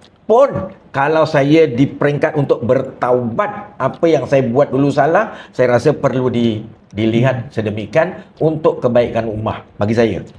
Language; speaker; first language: Malay; native; Malay